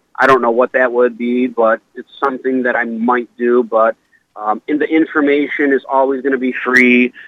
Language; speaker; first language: English; native; English